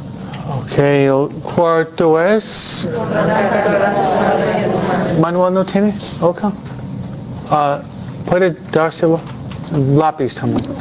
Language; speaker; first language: Spanish; non-native, fluent; English